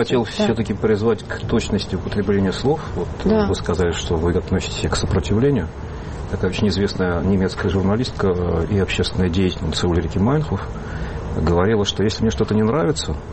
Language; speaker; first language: Russian; native; Russian